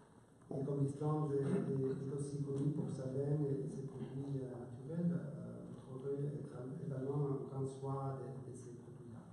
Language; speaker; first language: French; non-native, fluent; Icelandic